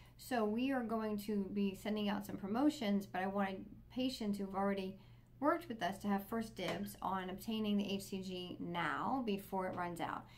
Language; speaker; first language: English; native; English